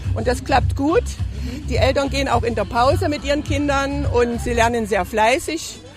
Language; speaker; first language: German; non-native, fluent; Arabic